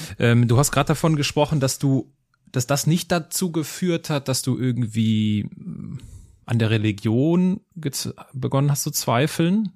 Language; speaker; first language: German; native; German